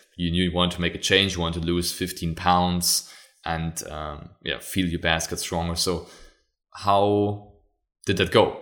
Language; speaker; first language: English; non-native, fluent; German